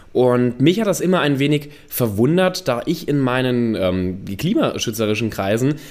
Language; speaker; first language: German; native; German